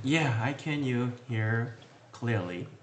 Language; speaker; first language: English; non-native, learner; Korean